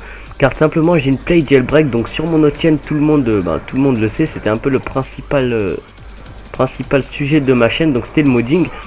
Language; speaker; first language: French; native; French